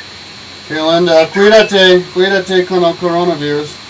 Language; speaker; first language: Spanish; non-native, learner; English